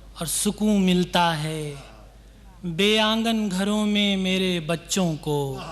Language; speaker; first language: Urdu; native; Urdu